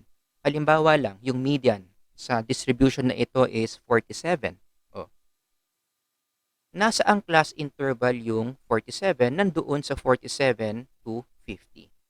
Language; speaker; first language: Filipino; native; Filipino